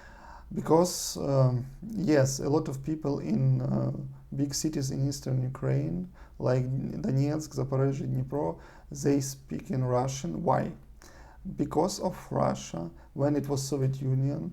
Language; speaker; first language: English; non-native, learner; Russian